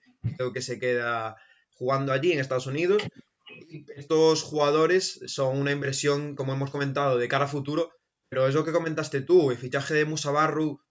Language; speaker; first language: Spanish; native; Spanish